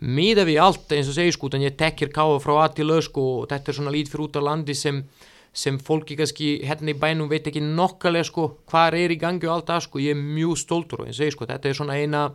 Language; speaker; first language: Icelandic; non-native, fluent; Serbian